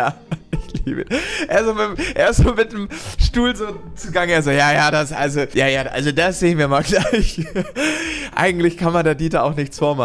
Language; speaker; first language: German; native; German